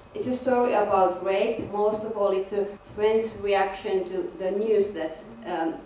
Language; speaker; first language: English; non-native, fluent; Finnish